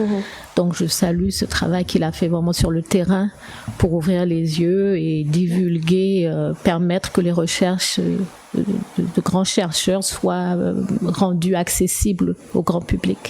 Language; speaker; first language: French; native; French